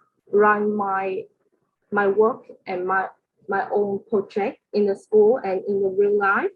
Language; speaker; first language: English; non-native, learner; Vietnamese